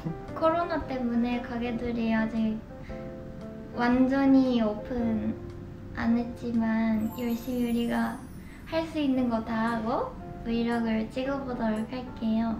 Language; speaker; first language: Korean; non-native, fluent; Japanese